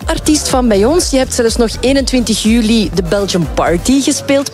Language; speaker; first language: Dutch; native; Dutch